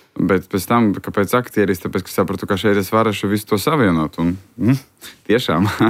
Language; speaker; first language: Latvian; non-native, local second language; Russian